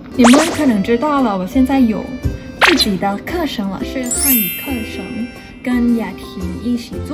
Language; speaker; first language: Chinese; non-native, fluent; Thai